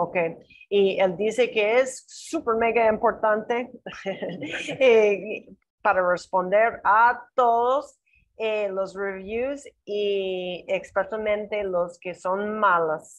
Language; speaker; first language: Spanish; non-native, learner; English